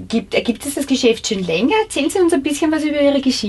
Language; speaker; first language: German; native; German